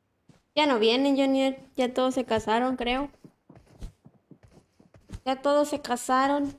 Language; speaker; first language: Spanish; native; Spanish